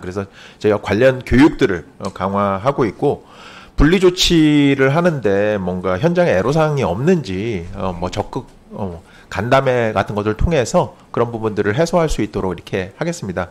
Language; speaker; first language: Korean; native; Korean